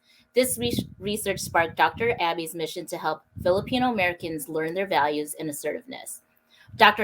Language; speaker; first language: English; native; English